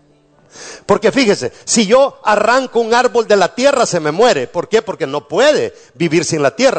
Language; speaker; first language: Spanish; native; Spanish